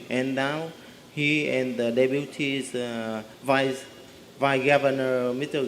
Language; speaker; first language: English; non-native, learner; Vietnamese